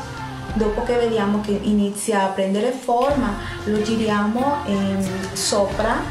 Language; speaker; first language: Italian; non-native, fluent; Spanish